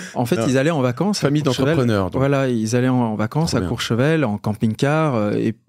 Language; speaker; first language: French; native; French